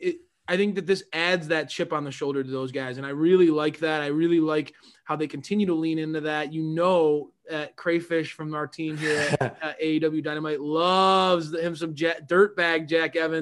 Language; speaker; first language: English; native; English